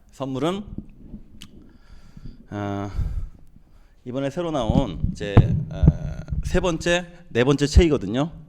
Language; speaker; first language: Korean; native; Korean